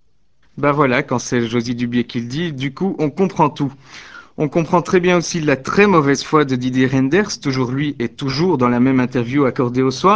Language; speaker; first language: French; native; French